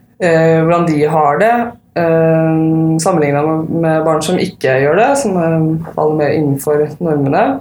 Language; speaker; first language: Norwegian; native; Norwegian